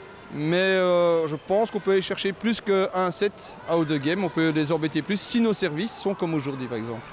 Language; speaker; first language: French; native; French